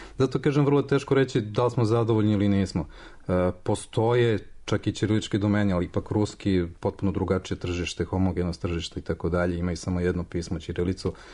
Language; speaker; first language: Serbian; native; Serbian